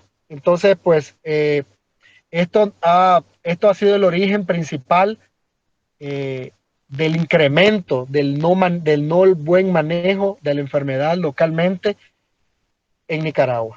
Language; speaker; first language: Spanish; native; Spanish